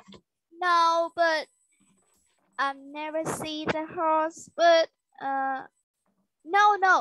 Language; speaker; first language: English; non-native, learner; Vietnamese